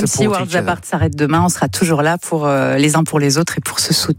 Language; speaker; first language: French; native; French